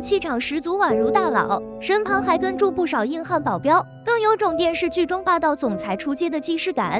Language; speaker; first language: Chinese; native; Chinese